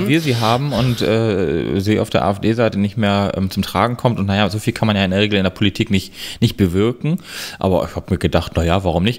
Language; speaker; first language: German; native; German